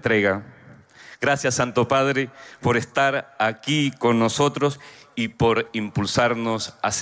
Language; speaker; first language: Spanish; native; Spanish